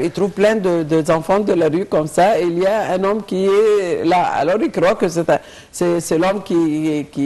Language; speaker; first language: French; non-native, fluent; Arabic